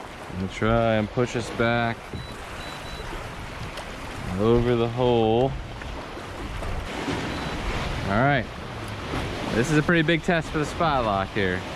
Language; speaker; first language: English; native; English